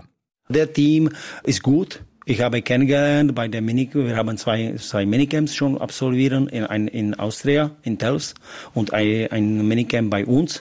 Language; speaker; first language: German; non-native, learner; Czech